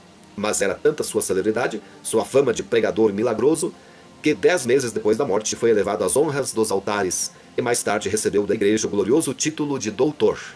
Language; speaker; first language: Portuguese; native; Portuguese